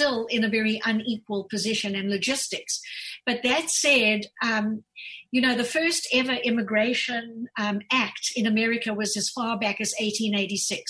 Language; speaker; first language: English; native; English